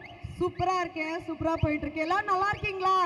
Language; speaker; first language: Tamil; native; Tamil